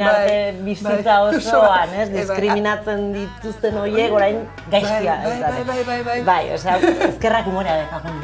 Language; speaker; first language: Basque; non-native, local second language; Spanish